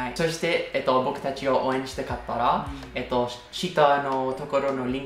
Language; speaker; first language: Japanese; non-native, learner; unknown